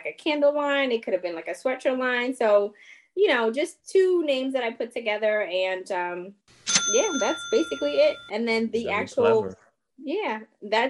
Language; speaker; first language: English; non-native, fluent; French